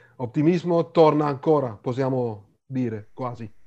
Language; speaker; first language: Italian; non-native, learner; German